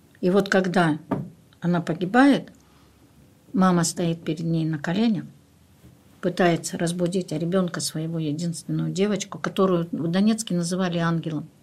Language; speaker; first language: Russian; native; Russian